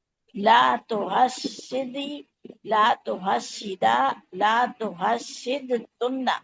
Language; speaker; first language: Arabic; non-native, learner; Urdu